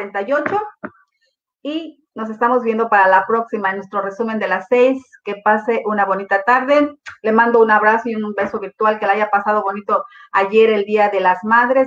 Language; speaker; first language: Spanish; native; Spanish